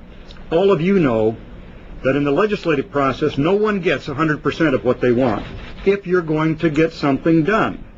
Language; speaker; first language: English; native; English